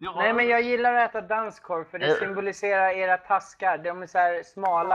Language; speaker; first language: Swedish; native; Swedish